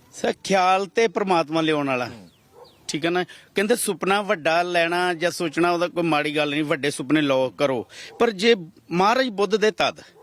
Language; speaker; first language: Punjabi; native; Punjabi